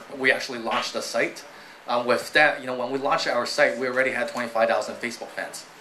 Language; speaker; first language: English; native; English